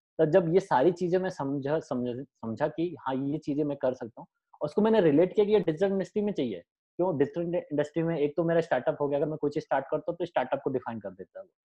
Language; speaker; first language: Hindi; native; Hindi